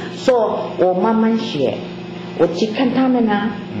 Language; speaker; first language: Chinese; non-native, learner; Filipino